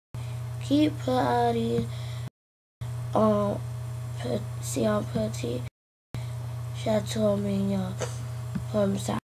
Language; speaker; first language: French; non-native, learner; English